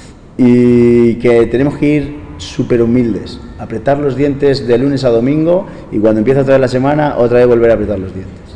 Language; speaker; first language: Spanish; native; Spanish